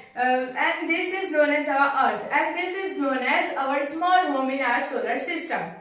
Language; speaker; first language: English; non-native, local second language; Hindi